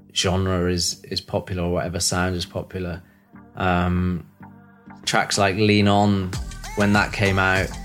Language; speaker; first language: English; native; English